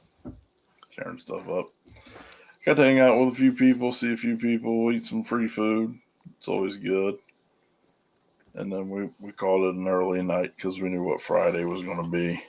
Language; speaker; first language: English; native; English